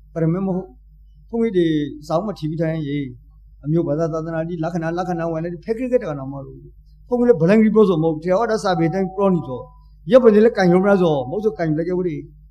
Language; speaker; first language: Burmese; native; Burmese